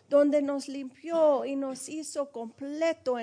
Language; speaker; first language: Spanish; early bilingual, heritage; Spanish